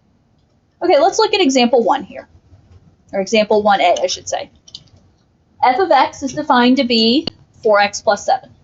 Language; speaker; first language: English; native; English